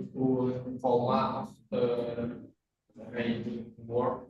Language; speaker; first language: English; non-native, learner; Indonesian